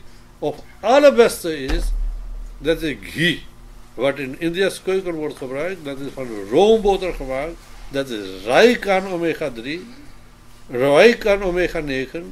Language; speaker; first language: Dutch; non-native, fluent; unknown